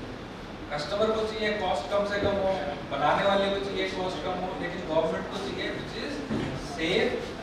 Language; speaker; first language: Hindi; native; Hindi